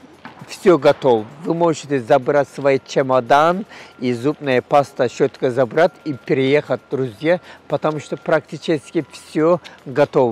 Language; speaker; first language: Russian; non-native, learner; Turkish